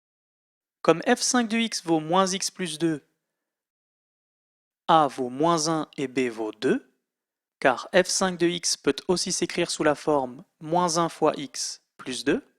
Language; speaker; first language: French; native; French